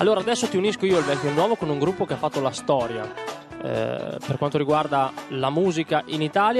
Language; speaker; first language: Italian; native; Italian